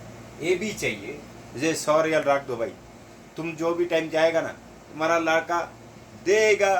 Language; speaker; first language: Hindi; non-native, learner; Bangla